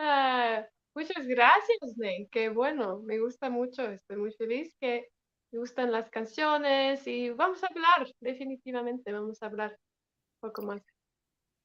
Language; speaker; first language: Spanish; non-native, learner; German